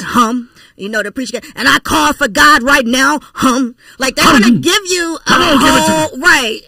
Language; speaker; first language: English; native; English